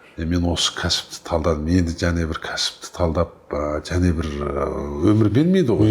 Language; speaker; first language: Kazakh; native; Kazakh